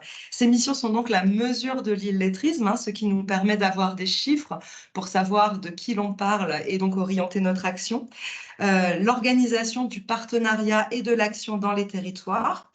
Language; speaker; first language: French; native; French